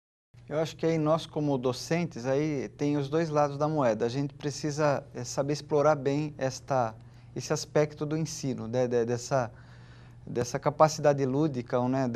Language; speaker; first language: Portuguese; native; Portuguese